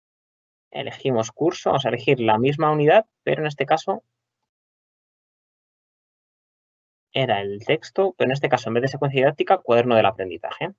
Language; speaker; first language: Spanish; native; Spanish